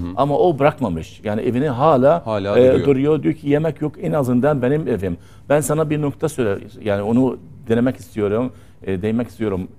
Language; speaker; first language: Turkish; non-native, learner; Arabic